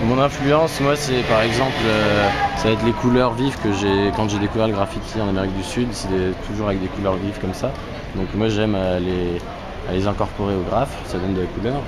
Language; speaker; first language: French; native; French